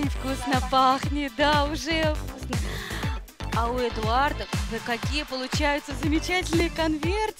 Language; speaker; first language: Russian; native; Russian